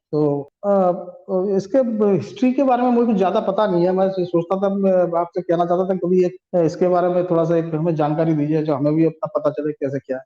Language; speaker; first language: Hindi; non-native, local second language; Bangla